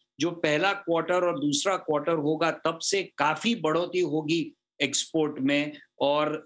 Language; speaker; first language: Hindi; non-native, local second language; Gujarati